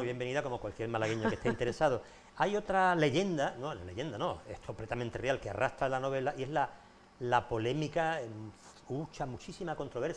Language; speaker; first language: Spanish; native; Spanish